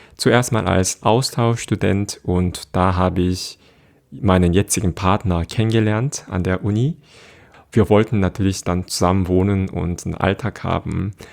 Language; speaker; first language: German; non-native, fluent; Korean